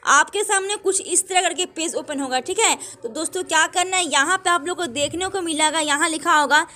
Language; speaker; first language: Hindi; native; Hindi